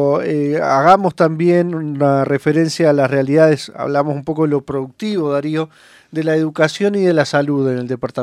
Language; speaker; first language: Spanish; native; Spanish